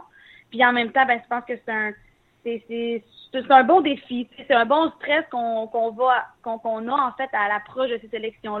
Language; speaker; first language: French; native; French